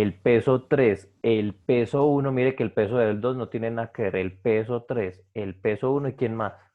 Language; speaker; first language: Spanish; native; Spanish